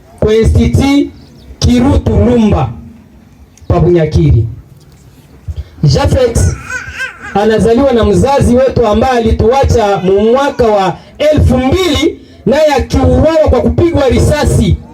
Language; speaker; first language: Swahili; native; Swahili